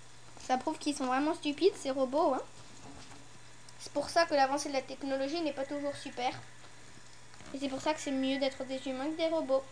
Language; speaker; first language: French; native; French